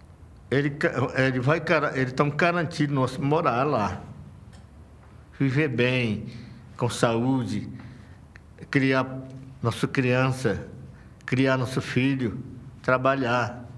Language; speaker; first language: Portuguese; non-native, local second language; Yanomámi